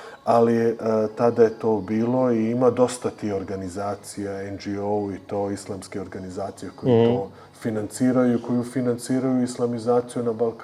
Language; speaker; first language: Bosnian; early bilingual, heritage; Bosnian